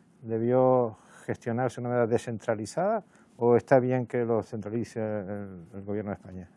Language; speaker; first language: Spanish; native; Spanish